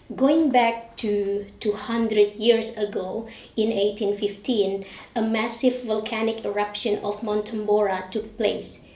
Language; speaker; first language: English; non-native, fluent; Indonesian